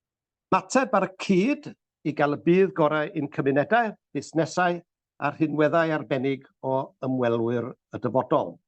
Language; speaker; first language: Welsh; native; Welsh